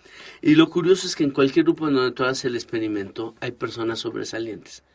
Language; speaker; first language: Spanish; native; Spanish